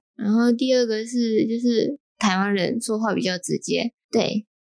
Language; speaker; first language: Chinese; non-native, fluent; Japanese